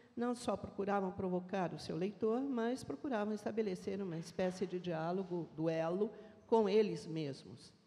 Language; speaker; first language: Portuguese; native; Portuguese